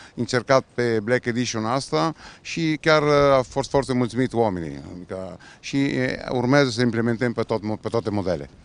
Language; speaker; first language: Romanian; non-native, fluent; Italian